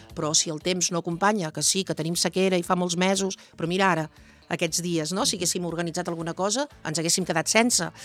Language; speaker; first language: Catalan; native; Catalan